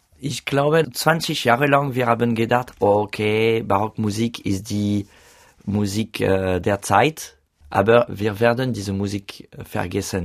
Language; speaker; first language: German; non-native, learner; French